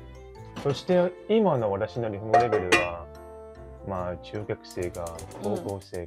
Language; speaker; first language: Japanese; non-native, learner; Cantonese